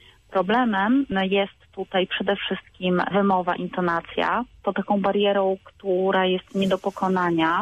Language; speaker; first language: Polish; native; Polish